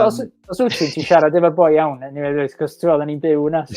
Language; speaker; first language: Welsh; native; Welsh